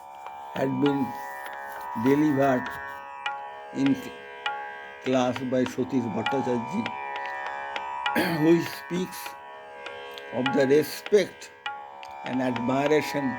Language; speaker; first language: English; non-native, local second language; Bangla